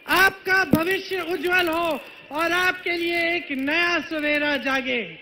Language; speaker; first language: Hindi; native; Hindi